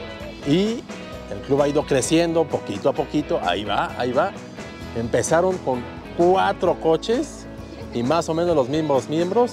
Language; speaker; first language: Spanish; native; Spanish